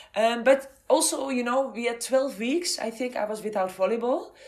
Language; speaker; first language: English; non-native, fluent; Dutch